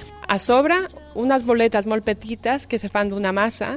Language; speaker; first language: Catalan; non-native, fluent; Spanish